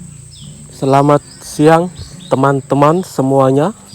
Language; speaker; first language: Indonesian; non-native, fluent; Japanese